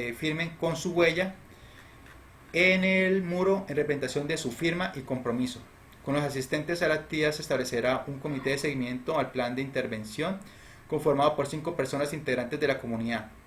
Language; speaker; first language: Spanish; native; Spanish